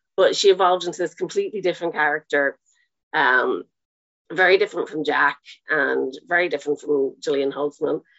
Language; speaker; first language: English; native; English